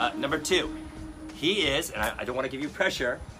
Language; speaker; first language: English; early bilingual, other home language; Chinese